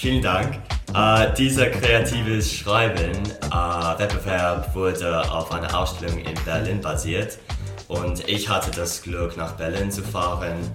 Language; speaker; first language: German; non-native, learner; English